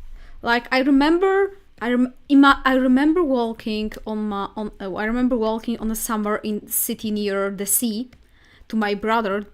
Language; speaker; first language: English; non-native, fluent; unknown